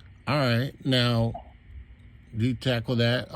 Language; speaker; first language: English; native; English